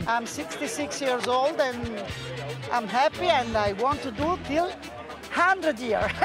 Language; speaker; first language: English; non-native, learner; Italian